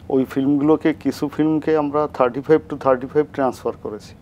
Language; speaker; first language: Bangla; native; Bangla